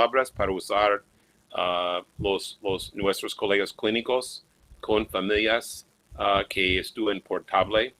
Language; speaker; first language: Spanish; non-native, fluent; English